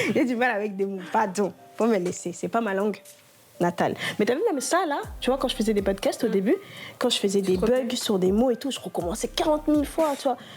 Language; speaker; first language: French; non-native, local second language; Lingala